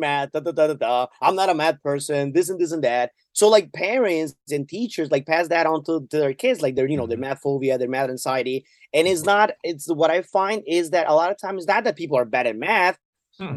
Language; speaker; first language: English; non-native, fluent; Spanish